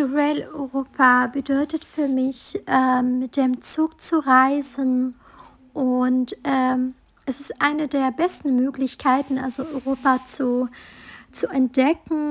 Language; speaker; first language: German; non-native, fluent; Arabic